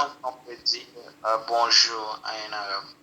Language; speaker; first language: French; non-native, local second language; Haitian Creole